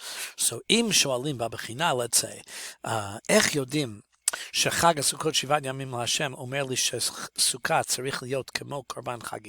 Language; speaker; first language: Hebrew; non-native, fluent; English